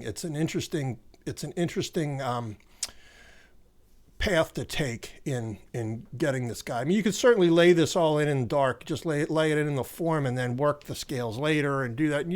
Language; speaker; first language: English; native; English